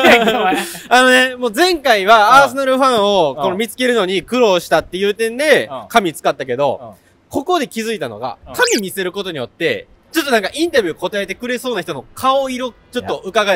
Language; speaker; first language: Japanese; native; Japanese